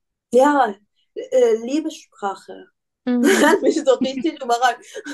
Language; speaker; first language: German; non-native, learner; Persian